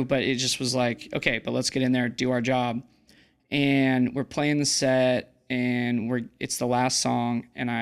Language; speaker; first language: English; native; English